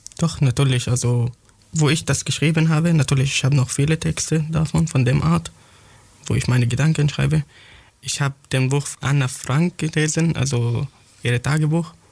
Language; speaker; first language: German; non-native, fluent; Arabic